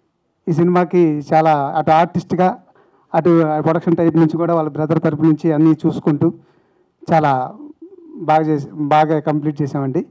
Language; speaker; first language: Telugu; native; Telugu